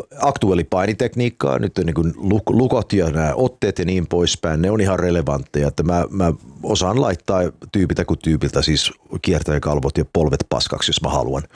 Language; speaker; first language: Finnish; early bilingual, heritage; Finnish